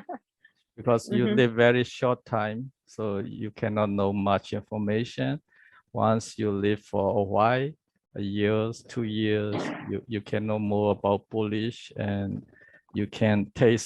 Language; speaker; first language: English; non-native, learner; Burmese